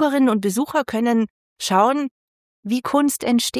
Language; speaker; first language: German; native; German